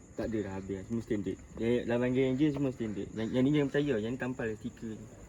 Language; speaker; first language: Malay; native; Malay